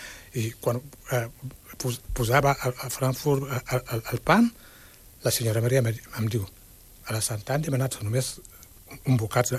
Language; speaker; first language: Catalan; non-native, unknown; Wolof